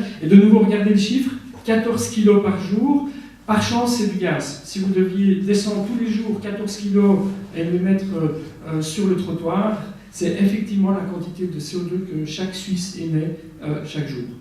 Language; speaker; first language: French; native; French